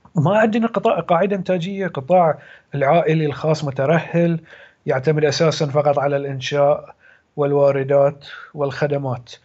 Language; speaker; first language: Arabic; native; Arabic